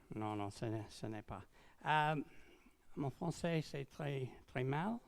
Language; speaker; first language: French; non-native, learner; English